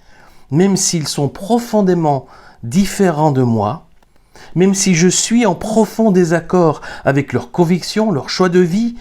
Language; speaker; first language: French; native; French